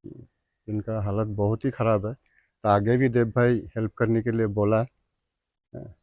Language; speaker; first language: Hindi; non-native, local second language; Bangla